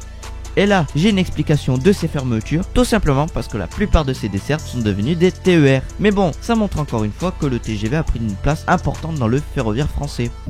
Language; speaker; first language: French; native; French